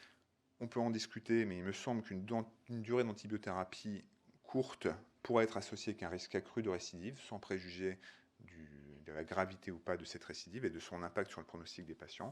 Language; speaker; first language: French; native; French